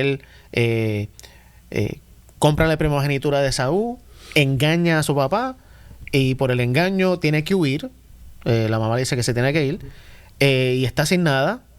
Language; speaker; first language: Spanish; native; Spanish